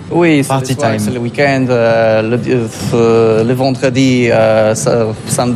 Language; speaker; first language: French; non-native, learner; Polish